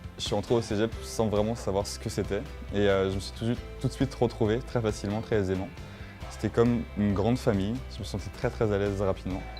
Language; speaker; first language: French; native; French